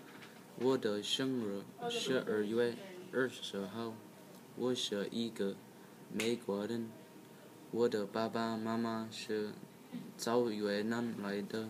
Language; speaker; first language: Chinese; non-native, learner; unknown